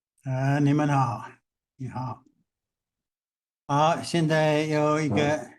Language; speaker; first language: Chinese; non-native, fluent; English